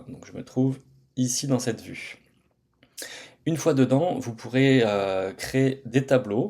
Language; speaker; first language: French; native; French